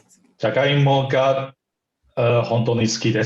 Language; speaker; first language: Japanese; non-native, learner; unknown